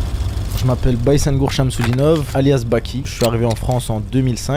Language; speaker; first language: French; early bilingual, other home language; Chechen